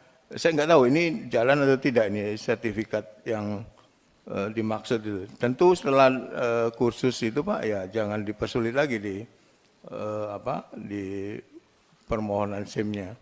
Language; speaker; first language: Indonesian; native; Indonesian